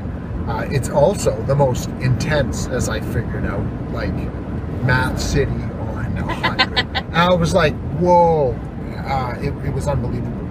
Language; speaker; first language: English; native; English